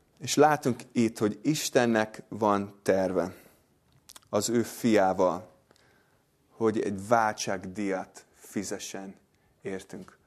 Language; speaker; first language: Hungarian; non-native, fluent; English